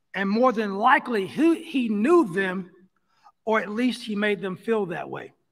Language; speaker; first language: English; native; English